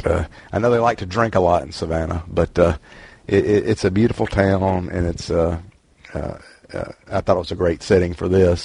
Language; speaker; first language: English; native; English